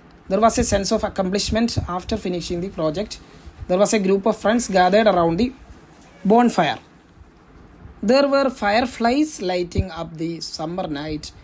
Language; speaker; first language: English; non-native, local second language; Malayalam